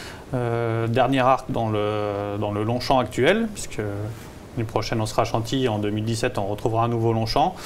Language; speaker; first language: French; native; French